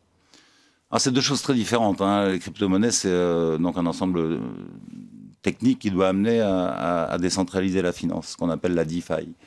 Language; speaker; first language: French; native; French